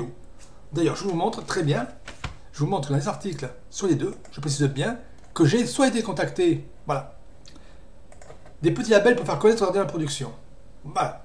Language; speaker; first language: French; native; French